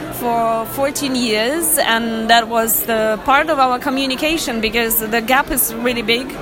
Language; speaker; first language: English; non-native, fluent; Russian